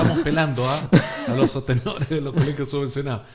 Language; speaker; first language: Spanish; native; Spanish